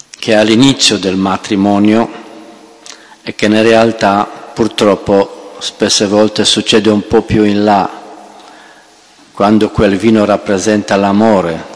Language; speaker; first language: Italian; non-native, fluent; Romanian